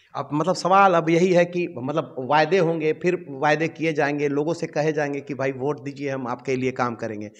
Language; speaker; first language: Hindi; native; Hindi